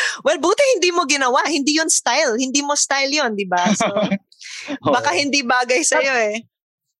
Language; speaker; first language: Filipino; native; Filipino